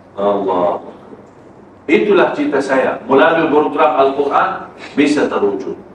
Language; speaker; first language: Malay; non-native, fluent; Arabic